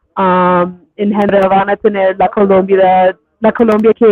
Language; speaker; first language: Spanish; non-native, fluent; English